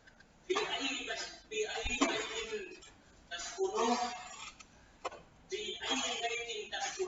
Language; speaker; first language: Arabic; non-native, learner; Indonesian